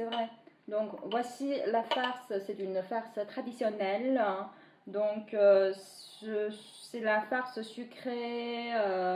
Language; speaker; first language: French; non-native, fluent; Chinese